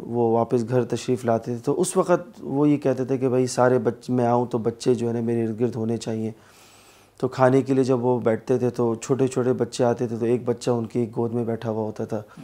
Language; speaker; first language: Urdu; native; Urdu